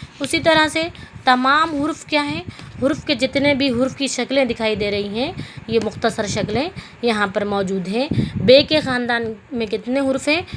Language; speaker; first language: Urdu; native; Urdu